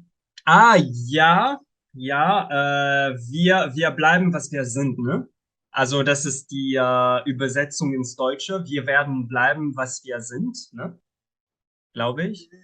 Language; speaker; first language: German; non-native, fluent; Arabic